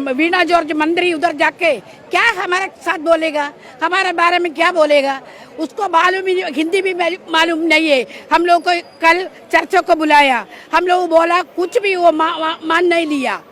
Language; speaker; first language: Hindi; non-native, local second language; Malayalam